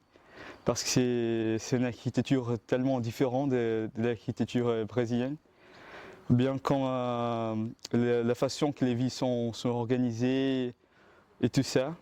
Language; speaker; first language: French; non-native, learner; Portuguese